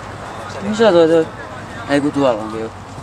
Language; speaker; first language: Finnish; native; Finnish